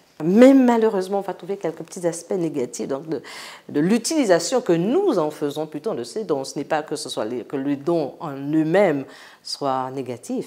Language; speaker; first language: French; native; French